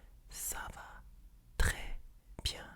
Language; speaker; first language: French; non-native, fluent; English